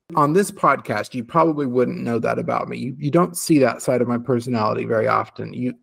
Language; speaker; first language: English; native; English